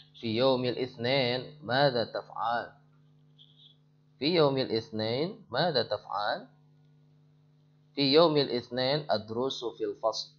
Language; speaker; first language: Arabic; non-native, fluent; Indonesian